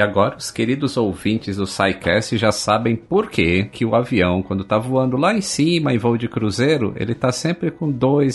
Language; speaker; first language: Portuguese; native; Portuguese